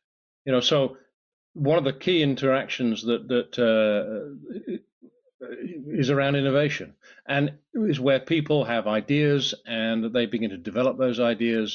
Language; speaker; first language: English; native; English